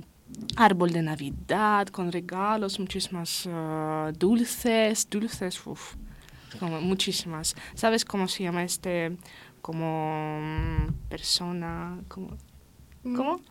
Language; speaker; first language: Spanish; non-native, learner; Russian